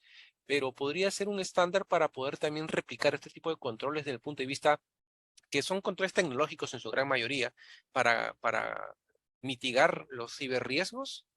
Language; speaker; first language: Spanish; native; Spanish